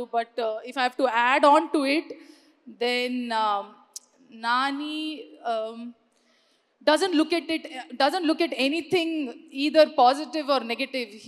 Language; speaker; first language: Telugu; non-native, learner; Kannada